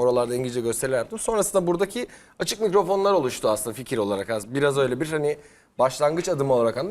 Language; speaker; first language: Turkish; native; Turkish